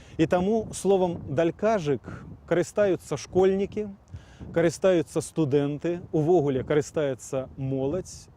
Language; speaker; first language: Belarusian; native; Belarusian